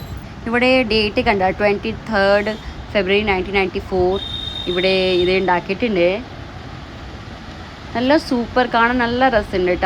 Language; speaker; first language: Malayalam; non-native, learner; Hindi